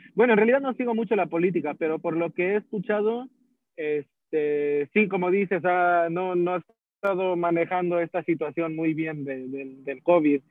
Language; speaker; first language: Spanish; early bilingual, heritage; Spanish